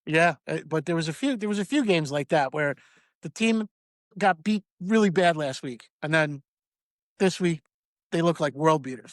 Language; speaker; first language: English; native; English